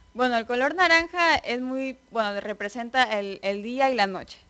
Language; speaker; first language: Spanish; native; Spanish